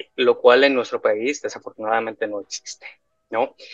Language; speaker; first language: Spanish; native; Spanish